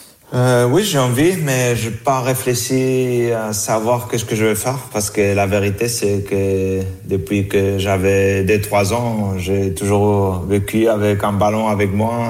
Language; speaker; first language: French; non-native, fluent; Spanish